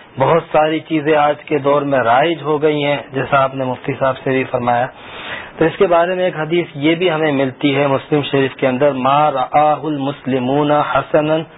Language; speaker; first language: Urdu; native; Urdu